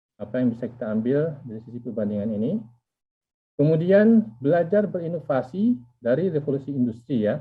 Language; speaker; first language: Indonesian; native; Indonesian